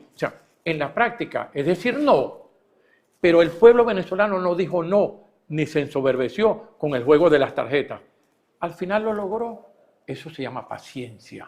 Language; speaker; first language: Spanish; native; Spanish